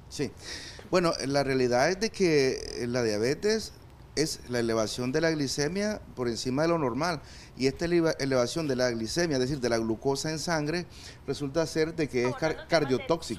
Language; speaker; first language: Spanish; native; Spanish